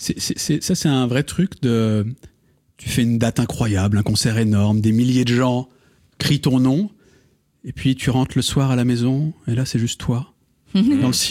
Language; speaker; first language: French; native; French